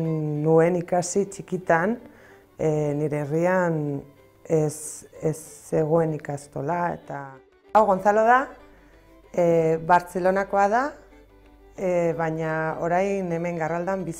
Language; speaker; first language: Basque; non-native, local second language; Spanish